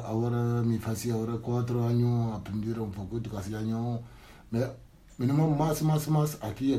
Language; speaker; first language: Spanish; non-native, learner; Wolof